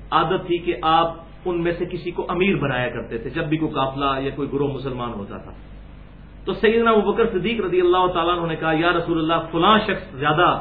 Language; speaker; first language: Urdu; native; Urdu